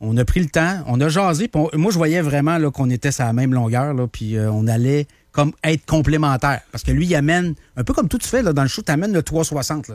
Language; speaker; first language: French; native; French